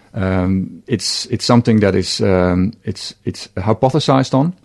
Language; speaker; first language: English; non-native, fluent; Dutch